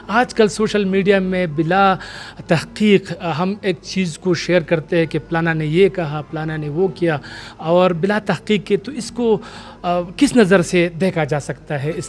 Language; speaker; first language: Urdu; non-native, local second language; Pashto